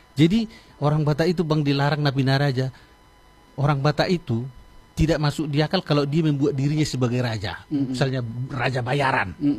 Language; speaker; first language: Indonesian; non-native, local second language; Batak Toba